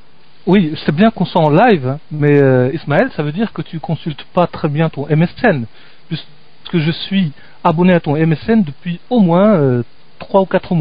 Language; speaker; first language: French; native; French